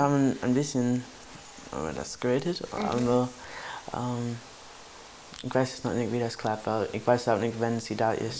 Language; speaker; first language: German; non-native, learner; English